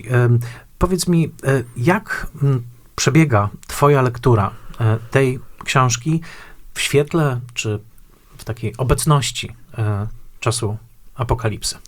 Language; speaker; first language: Polish; native; Polish